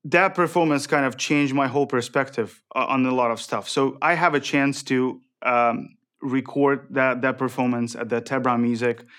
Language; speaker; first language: English; non-native, fluent; Ukrainian